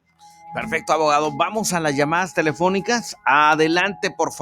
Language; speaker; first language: Spanish; native; Spanish